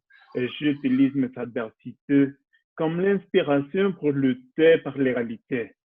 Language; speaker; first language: French; non-native, learner; Spanish